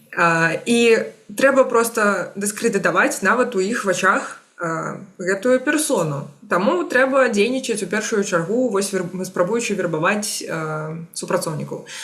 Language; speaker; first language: Belarusian; non-native, local second language; Russian